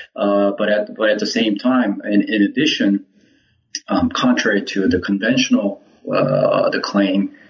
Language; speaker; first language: English; early bilingual, other home language; Korean